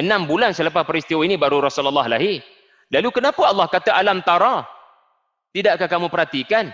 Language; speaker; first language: Malay; native; Malay